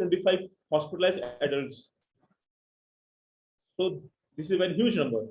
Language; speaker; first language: English; non-native, local second language; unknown